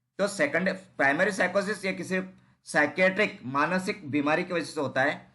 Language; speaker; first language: Hindi; non-native, local second language; Marathi